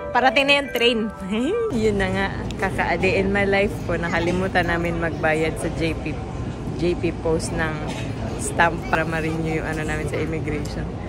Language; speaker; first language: Filipino; native; Filipino